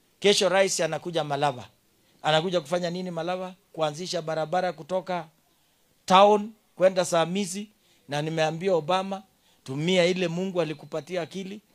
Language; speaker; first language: Swahili; non-native, local second language; Kalenjin